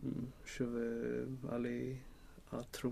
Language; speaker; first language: French; non-native, learner; Swedish